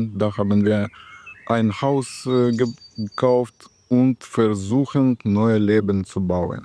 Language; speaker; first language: German; non-native, learner; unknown